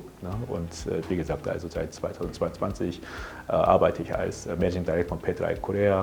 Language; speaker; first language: German; non-native, fluent; Korean